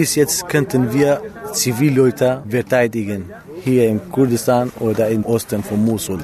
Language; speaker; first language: German; non-native, learner; Kurdish